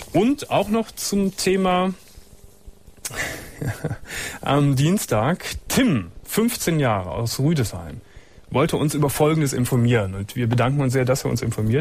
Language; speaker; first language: German; native; German